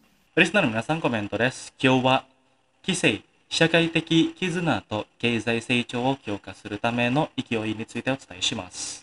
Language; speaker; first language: Japanese; non-native, fluent; Indonesian